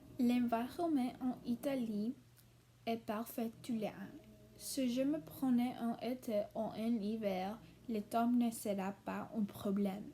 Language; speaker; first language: French; non-native, learner; English